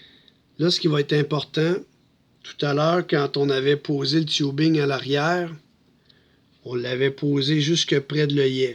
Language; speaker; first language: French; native; French